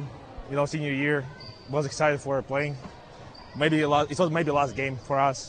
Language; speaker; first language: English; non-native, fluent; Russian